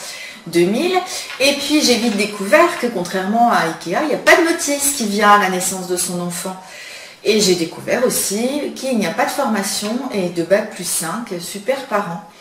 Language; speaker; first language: French; native; French